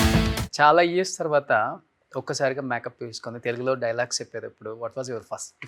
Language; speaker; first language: Telugu; native; Telugu